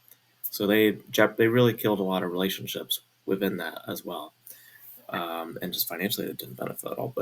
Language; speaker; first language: English; native; English